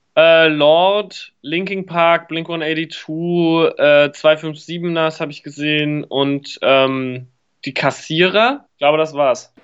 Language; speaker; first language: German; native; German